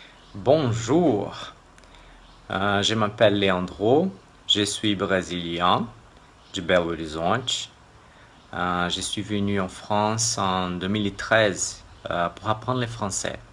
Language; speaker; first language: French; non-native, fluent; Portuguese